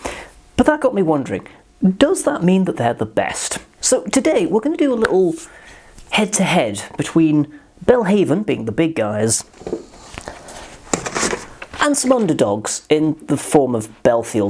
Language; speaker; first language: English; native; English